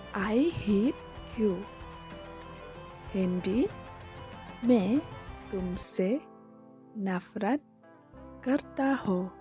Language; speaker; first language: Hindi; non-native, local second language; Khasi